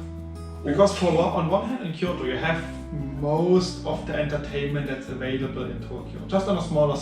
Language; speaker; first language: English; non-native, fluent; German